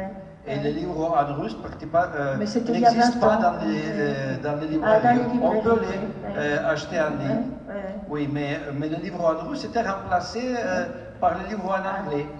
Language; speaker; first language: French; non-native, fluent; Russian